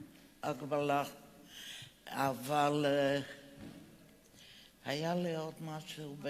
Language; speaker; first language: Hebrew; non-native, fluent; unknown